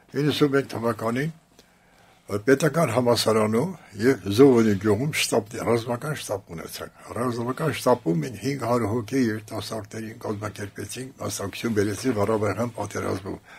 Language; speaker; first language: Armenian; non-native, local second language; Kurdish